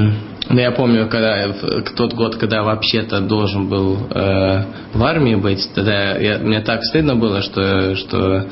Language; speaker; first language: Russian; early bilingual, heritage; Russian